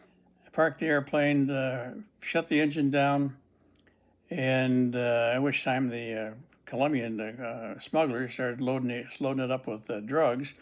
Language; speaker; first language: English; native; English